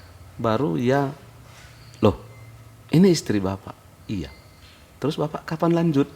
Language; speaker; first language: Indonesian; native; Indonesian